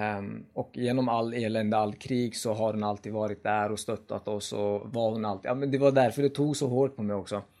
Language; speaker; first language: Swedish; early bilingual, other home language; Kurdish